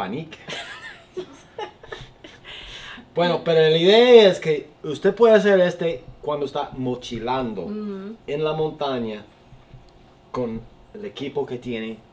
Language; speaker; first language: Spanish; non-native, learner; English